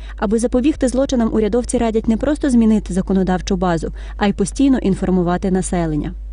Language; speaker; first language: Ukrainian; native; Ukrainian